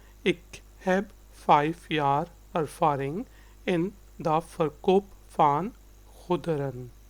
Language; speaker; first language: Dutch; non-native, fluent; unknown